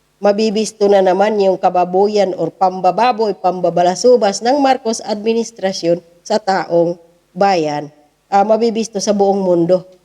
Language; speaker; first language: Filipino; non-native, local second language; Cebuano